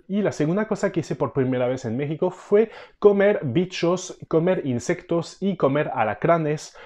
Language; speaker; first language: Spanish; non-native, fluent; French